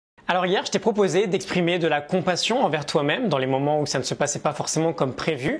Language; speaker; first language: French; native; French